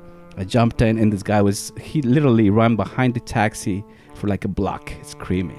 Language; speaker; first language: English; non-native, fluent; Spanish